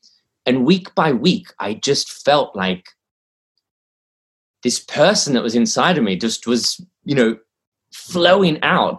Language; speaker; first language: English; native; English